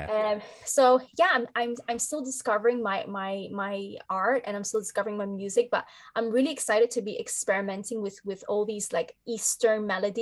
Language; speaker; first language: English; native; English